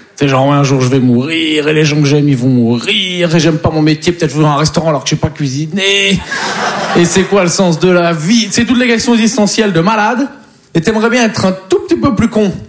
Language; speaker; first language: French; native; French